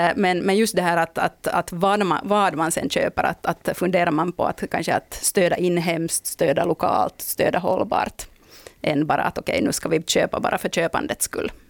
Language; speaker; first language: Swedish; native; Swedish